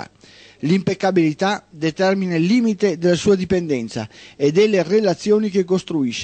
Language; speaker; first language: Italian; native; Italian